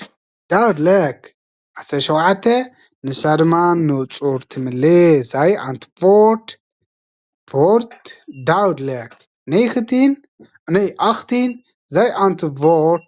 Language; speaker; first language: Dutch; non-native, fluent; Tigrinya